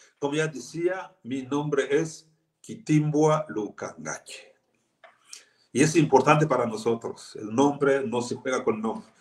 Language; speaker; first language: Spanish; non-native, fluent; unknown